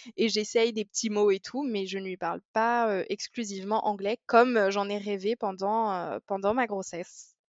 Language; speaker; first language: French; early bilingual, other home language; English